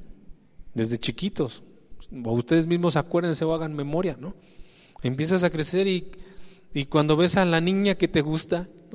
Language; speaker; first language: Spanish; native; Spanish